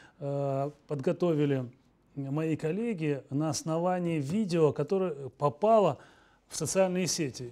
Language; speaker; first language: Russian; native; Russian